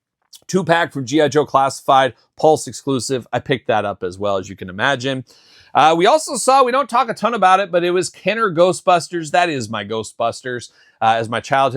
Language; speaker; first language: English; native; English